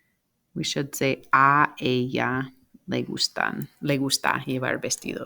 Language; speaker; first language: Spanish; non-native, fluent; English